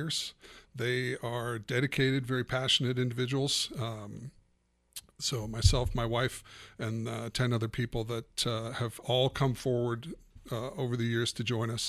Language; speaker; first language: English; native; English